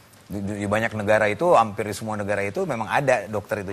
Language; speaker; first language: Indonesian; native; Indonesian